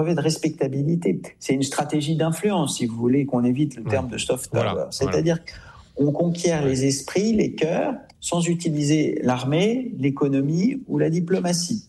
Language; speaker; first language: French; native; French